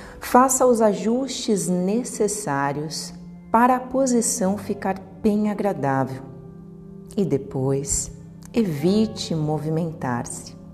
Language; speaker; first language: Portuguese; native; Portuguese